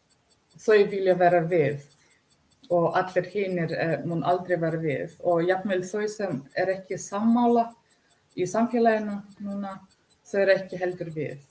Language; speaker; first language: Icelandic; non-native, learner; Russian